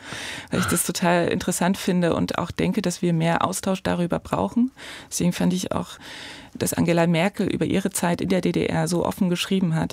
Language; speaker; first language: German; native; German